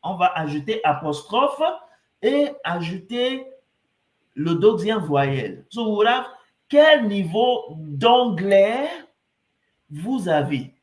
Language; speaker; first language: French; non-native, fluent; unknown